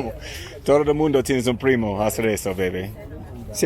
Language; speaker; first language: Spanish; non-native, learner; English